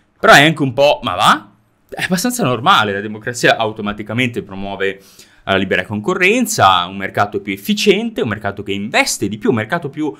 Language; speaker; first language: Italian; native; Italian